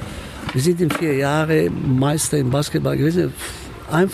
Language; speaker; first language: German; non-native, fluent; Romanian